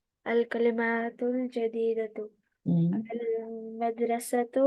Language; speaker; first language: Arabic; non-native, learner; Urdu